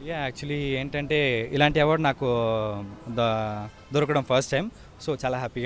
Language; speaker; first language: Telugu; early bilingual, heritage; Tamil